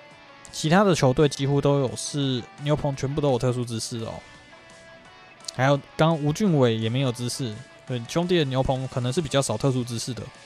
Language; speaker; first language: Chinese; native; Chinese